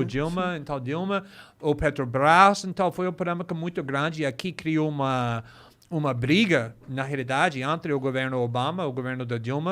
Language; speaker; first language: Portuguese; non-native, fluent; English